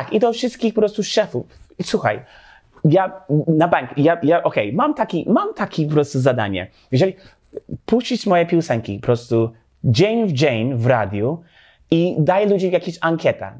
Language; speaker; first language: Polish; non-native, learner; English